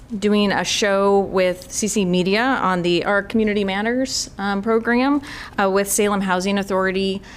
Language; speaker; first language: English; native; English